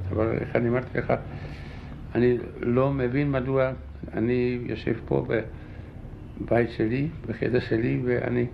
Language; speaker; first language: Hebrew; non-native, fluent; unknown